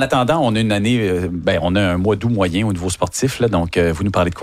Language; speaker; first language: French; native; French